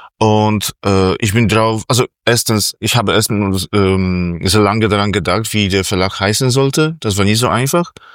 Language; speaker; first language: German; non-native, fluent; Polish